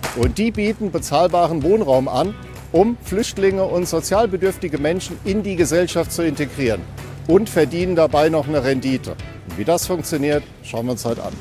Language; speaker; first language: German; native; German